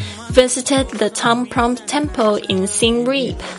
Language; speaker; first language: English; non-native, fluent; Chinese